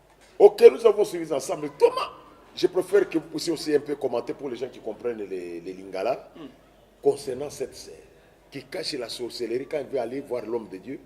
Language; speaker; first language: French; non-native, local second language; Lingala